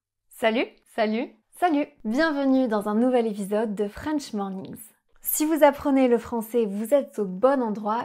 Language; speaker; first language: French; native; French